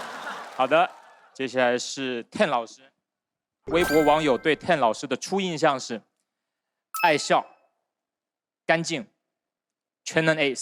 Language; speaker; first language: Chinese; native; Chinese